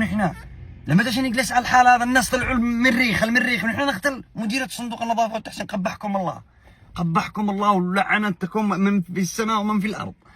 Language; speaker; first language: Arabic; native; Arabic